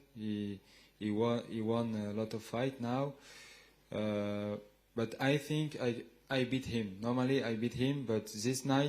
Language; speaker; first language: English; non-native, learner; French